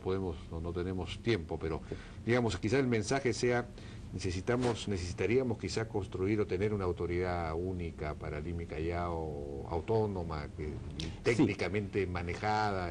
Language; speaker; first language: Spanish; native; Spanish